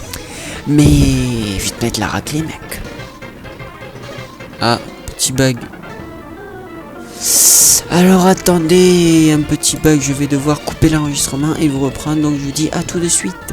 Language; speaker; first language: French; native; French